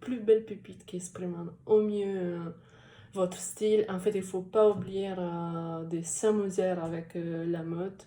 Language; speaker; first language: French; non-native, fluent; Italian